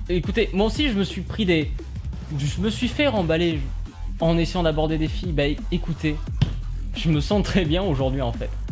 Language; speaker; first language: French; native; French